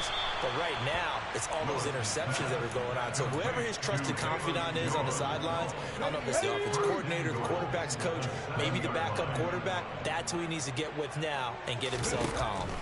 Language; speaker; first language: English; native; English